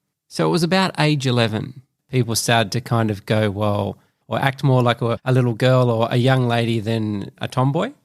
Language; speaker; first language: English; native; English